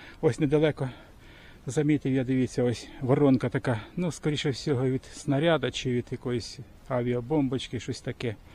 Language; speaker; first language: Ukrainian; native; Ukrainian